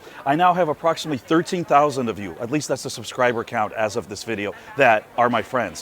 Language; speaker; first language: English; native; English